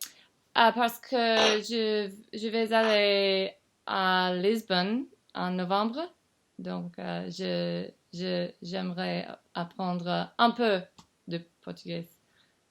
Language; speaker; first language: French; non-native, learner; English